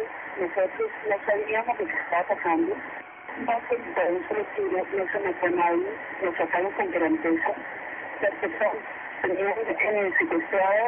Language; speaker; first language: Spanish; native; Spanish